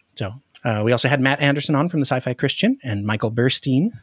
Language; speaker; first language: English; native; English